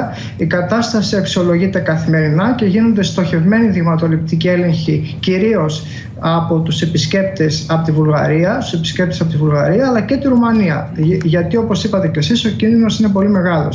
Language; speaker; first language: Greek; native; Greek